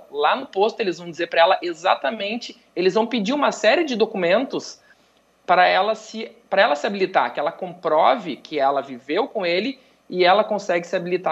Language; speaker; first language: Portuguese; native; Portuguese